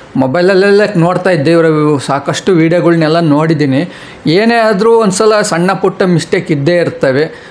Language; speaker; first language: Kannada; native; Kannada